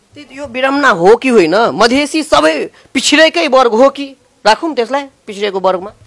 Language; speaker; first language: Nepali; non-native, local second language; Maithili